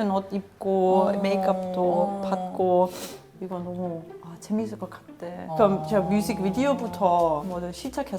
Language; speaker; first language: Korean; non-native, learner; German